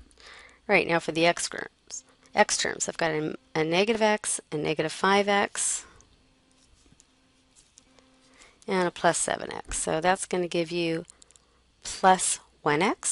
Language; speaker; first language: English; native; English